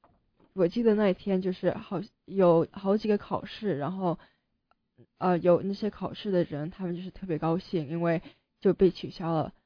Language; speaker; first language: Chinese; early bilingual, heritage; Chinese